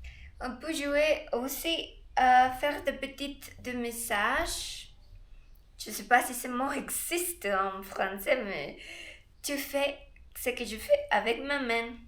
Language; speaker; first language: French; non-native, learner; Spanish